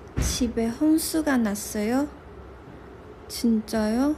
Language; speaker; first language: Korean; non-native, local second language; Chinese